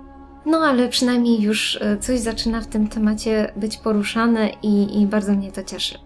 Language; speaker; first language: Polish; native; Polish